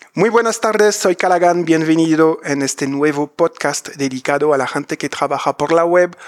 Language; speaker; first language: Spanish; non-native, fluent; French